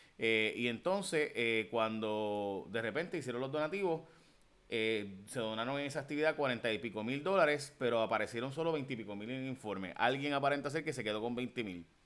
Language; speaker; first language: Spanish; early bilingual, heritage; Spanish